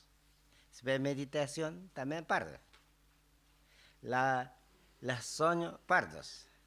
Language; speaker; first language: Spanish; non-native, learner; Tibetan